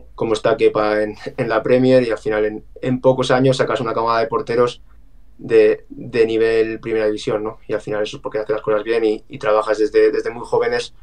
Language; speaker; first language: Spanish; native; Spanish